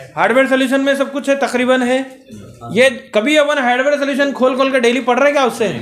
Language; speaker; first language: Hindi; non-native, local second language; Urdu